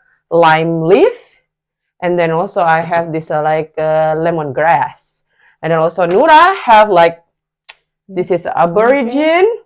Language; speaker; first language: English; non-native, learner; Indonesian